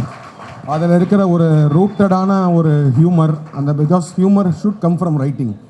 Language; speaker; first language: Tamil; native; Tamil